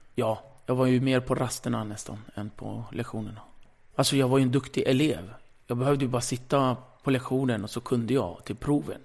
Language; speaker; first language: Swedish; early bilingual, other home language; Kurdish